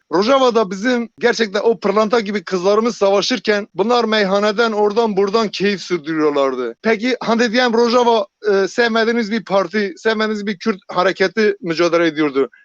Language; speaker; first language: Turkish; non-native, local second language; Kurdish